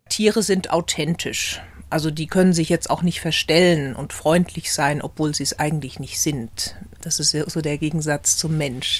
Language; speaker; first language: German; native; German